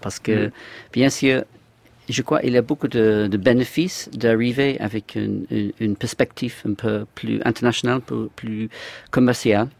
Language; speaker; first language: French; non-native, fluent; English